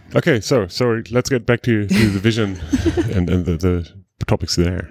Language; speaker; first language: English; non-native, fluent; German